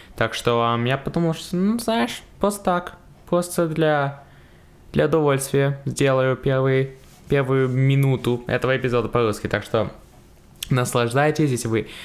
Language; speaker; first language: Russian; early bilingual, heritage; Russian